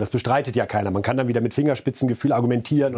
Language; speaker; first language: German; native; German